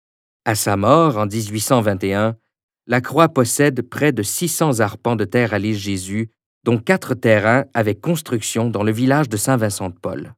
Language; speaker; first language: French; native; French